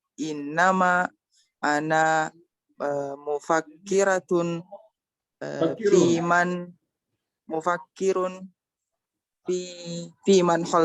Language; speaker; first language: Arabic; non-native, learner; Indonesian